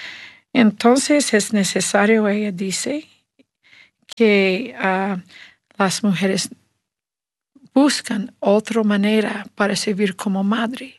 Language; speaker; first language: Spanish; non-native, learner; English